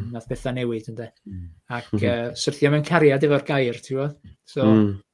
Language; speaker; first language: Welsh; native; Welsh